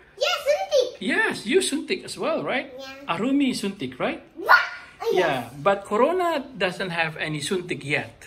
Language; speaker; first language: English; non-native, fluent; Indonesian